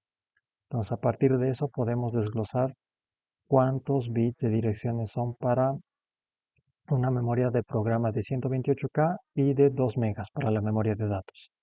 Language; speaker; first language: Spanish; native; Spanish